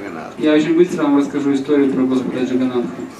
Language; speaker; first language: Russian; native; Russian